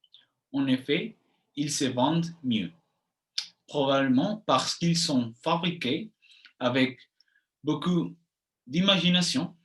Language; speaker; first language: French; non-native, fluent; Spanish